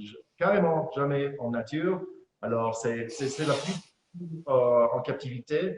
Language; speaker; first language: French; non-native, fluent; English